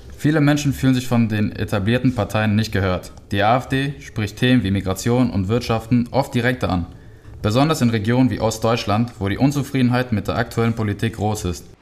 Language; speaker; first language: German; early bilingual, other home language; Spanish